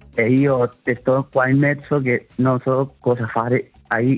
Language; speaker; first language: Italian; non-native, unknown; Spanish